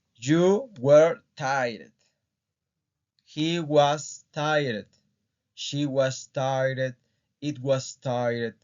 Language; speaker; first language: English; non-native, fluent; Spanish